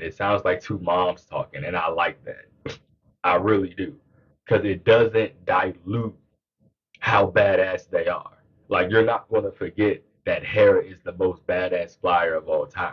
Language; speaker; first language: English; native; English